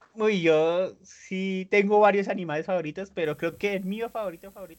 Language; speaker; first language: Spanish; non-native, learner; English